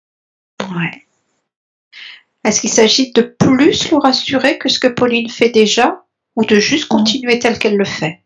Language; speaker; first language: French; native; French